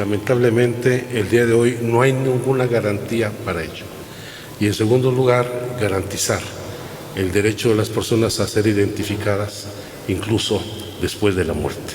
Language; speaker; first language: Spanish; native; Spanish